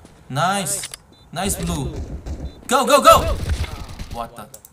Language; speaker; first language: English; non-native, learner; Korean